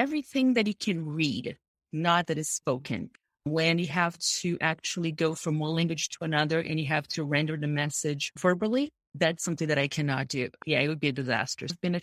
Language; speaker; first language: English; non-native, fluent; Portuguese